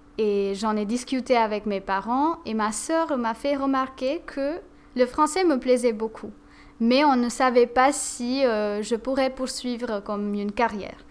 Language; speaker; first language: French; non-native, fluent; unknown